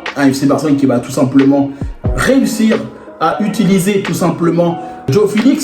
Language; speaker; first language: French; native; French